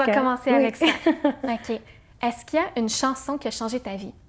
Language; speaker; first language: French; native; French